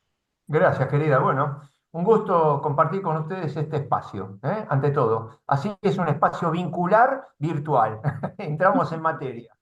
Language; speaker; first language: Spanish; native; Spanish